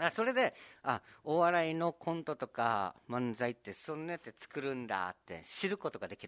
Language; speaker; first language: Japanese; native; Japanese